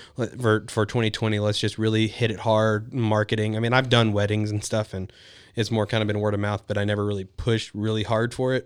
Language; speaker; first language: English; native; English